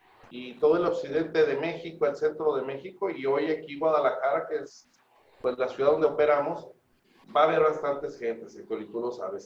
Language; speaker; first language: Spanish; native; Spanish